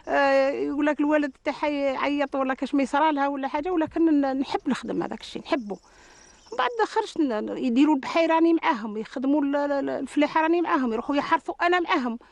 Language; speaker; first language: Arabic; native; Arabic